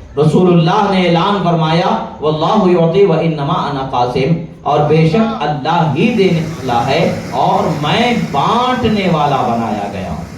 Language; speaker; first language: Urdu; native; Urdu